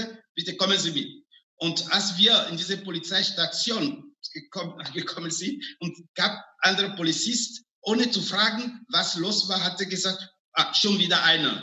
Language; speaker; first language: German; non-native, fluent; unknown